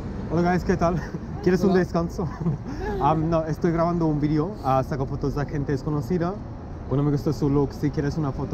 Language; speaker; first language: Spanish; non-native, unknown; English